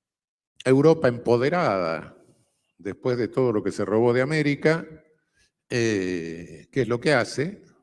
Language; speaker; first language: Spanish; native; Spanish